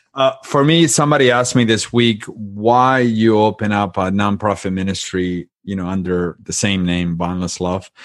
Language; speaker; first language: English; non-native, fluent; Spanish